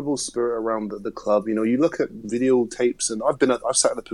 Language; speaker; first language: English; native; English